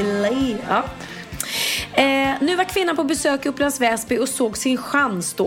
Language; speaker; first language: Swedish; native; Swedish